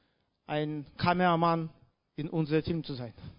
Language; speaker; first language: German; non-native, learner; Russian